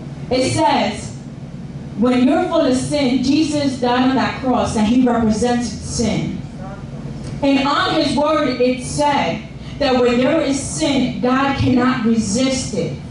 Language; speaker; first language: English; early bilingual, other home language; Spanish